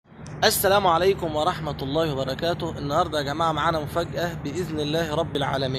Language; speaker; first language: Arabic; native; Arabic